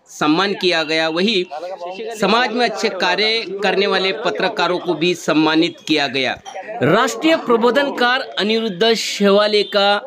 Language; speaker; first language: Hindi; non-native, local second language; Marathi